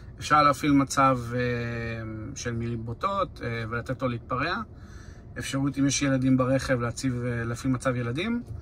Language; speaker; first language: Hebrew; native; Hebrew